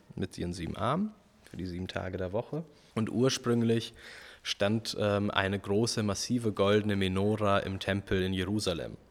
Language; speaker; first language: German; early bilingual, other home language; Russian